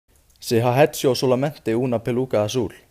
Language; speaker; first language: Spanish; non-native, learner; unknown